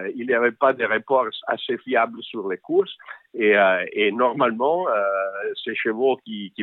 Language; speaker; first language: French; non-native, fluent; English